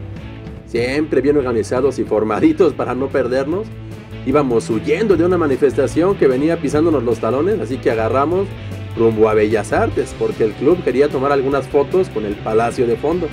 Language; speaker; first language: Spanish; native; Spanish